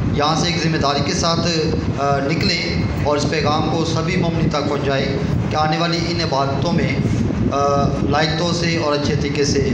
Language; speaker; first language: Urdu; non-native, local second language; Punjabi